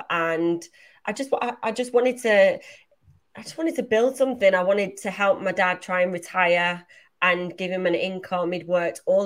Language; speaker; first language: English; native; English